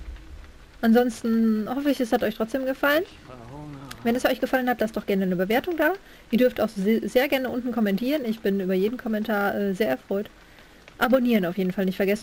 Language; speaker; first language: German; native; German